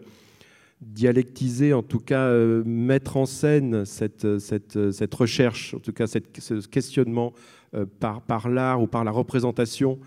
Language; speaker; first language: French; native; French